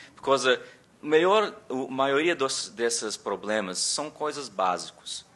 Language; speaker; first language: Portuguese; early bilingual, other home language; English